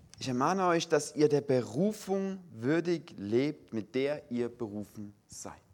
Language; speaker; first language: German; native; German